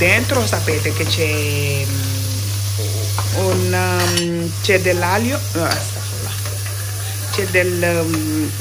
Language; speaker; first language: Italian; non-native, fluent; Wolof